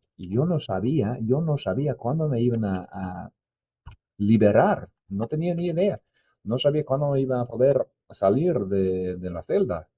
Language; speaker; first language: Spanish; non-native, fluent; English